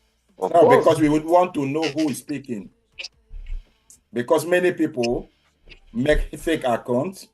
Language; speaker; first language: English; non-native, learner; French